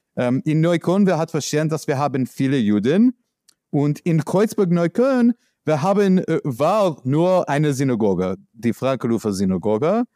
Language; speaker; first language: German; non-native, learner; English